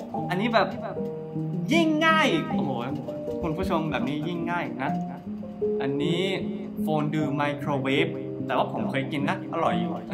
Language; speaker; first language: Thai; non-native, fluent; English